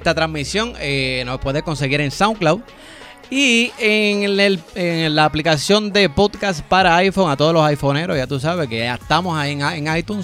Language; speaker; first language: Spanish; native; Spanish